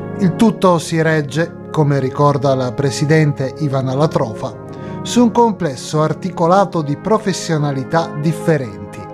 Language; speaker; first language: Italian; native; Italian